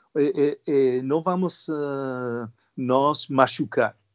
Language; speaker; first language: Portuguese; non-native, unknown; English